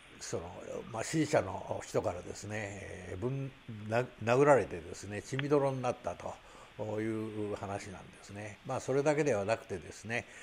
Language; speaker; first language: Japanese; native; Japanese